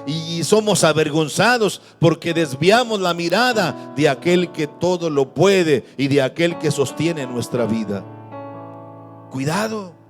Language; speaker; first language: Spanish; native; Spanish